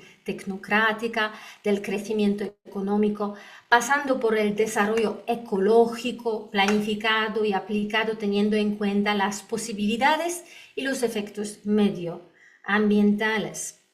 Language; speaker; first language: Spanish; non-native, learner; Polish